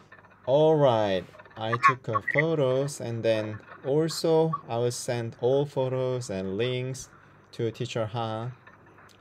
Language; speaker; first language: English; non-native, fluent; Korean